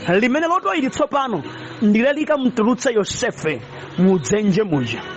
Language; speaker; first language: Nyanja; native; Nyanja